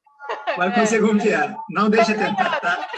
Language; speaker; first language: Portuguese; non-native, fluent; Turkish